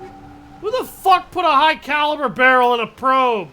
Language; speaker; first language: English; native; English